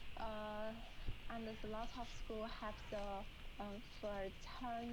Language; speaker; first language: English; non-native, learner; Chinese